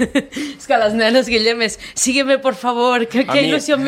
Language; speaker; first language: Catalan; native; Catalan